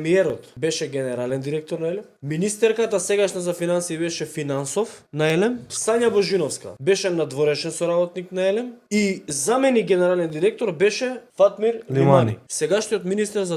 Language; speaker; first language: Macedonian; native; Macedonian